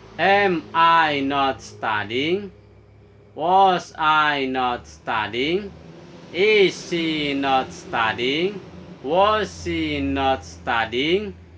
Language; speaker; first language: English; non-native, fluent; Indonesian